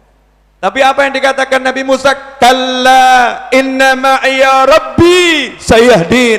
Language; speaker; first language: Indonesian; native; Indonesian